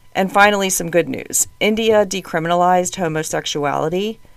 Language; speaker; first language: English; native; English